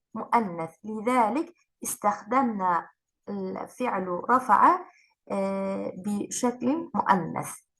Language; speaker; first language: Arabic; non-native, fluent; Turkish